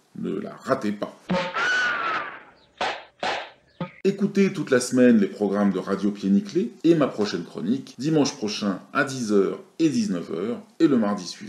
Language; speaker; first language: French; native; French